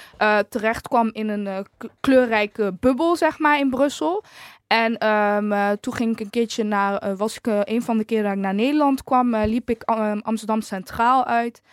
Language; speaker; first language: Dutch; early bilingual, other home language; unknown